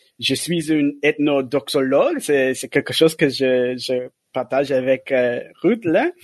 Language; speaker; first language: French; non-native, learner; English